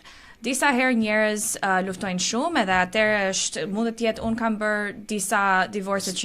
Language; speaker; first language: Albanian; early bilingual, heritage; Albanian